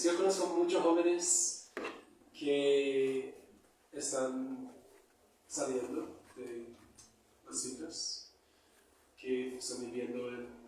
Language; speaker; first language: Spanish; non-native, fluent; English